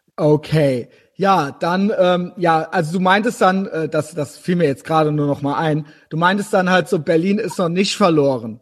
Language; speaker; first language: German; native; German